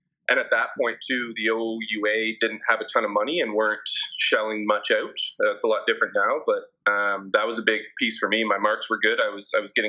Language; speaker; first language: English; native; English